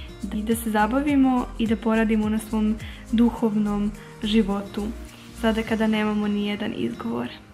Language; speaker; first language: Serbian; non-native, local second language; Slovak